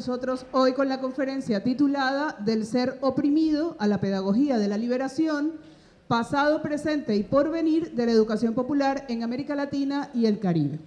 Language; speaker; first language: Spanish; native; Spanish